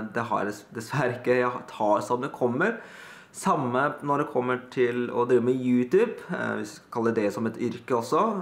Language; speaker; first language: Norwegian; early bilingual, other home language; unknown